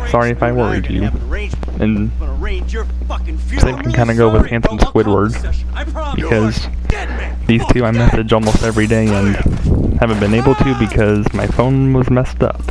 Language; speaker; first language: English; native; English